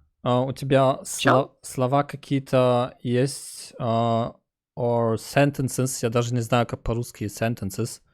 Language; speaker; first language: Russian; early bilingual, heritage; German